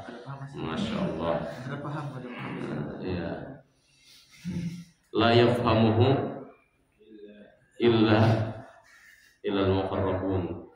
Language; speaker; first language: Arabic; non-native, fluent; Indonesian